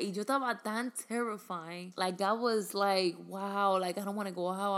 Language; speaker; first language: English; early bilingual, other home language; Spanish